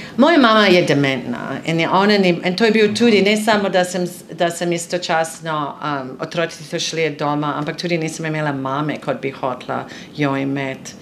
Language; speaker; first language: Slovenian; non-native, fluent; English